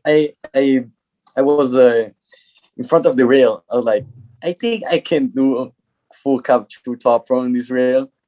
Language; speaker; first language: English; non-native, learner; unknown